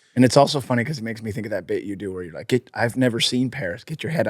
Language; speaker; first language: English; native; English